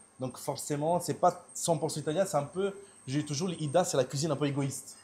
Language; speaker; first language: French; non-native, fluent; Italian